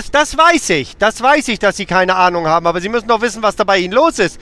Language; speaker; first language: German; native; German